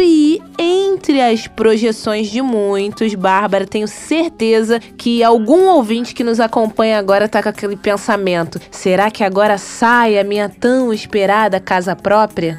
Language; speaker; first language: Portuguese; native; Portuguese